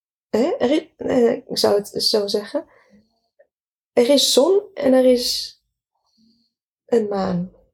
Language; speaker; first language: Dutch; non-native, fluent; Arabic